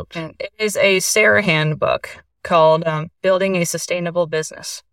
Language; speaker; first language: English; native; English